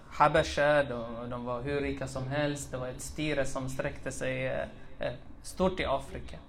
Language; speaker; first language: Swedish; early bilingual, other home language; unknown